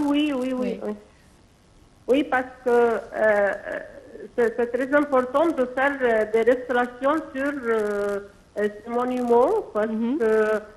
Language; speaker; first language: French; non-native, local second language; Arabic